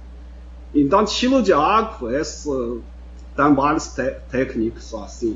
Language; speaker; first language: Portuguese; non-native, fluent; Chinese